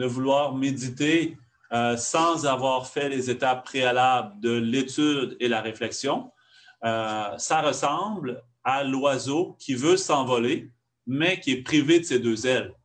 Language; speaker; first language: French; native; French